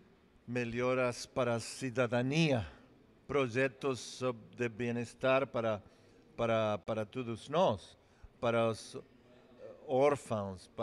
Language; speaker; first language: Portuguese; non-native, fluent; English